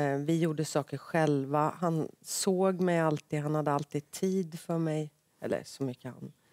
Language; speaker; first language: Swedish; native; Swedish